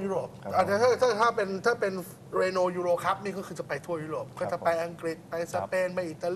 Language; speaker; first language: Thai; native; Thai